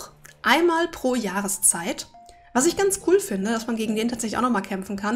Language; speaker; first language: German; native; German